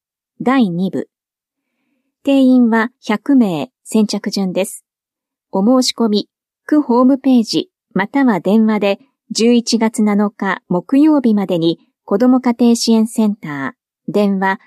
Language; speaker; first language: Japanese; native; Japanese